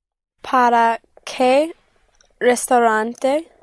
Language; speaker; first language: Spanish; non-native, learner; English